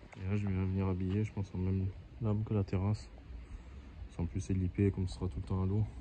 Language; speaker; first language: French; native; French